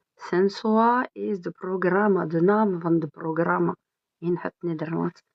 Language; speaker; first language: Dutch; non-native, learner; French